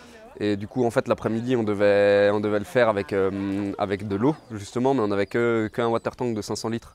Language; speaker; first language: French; native; French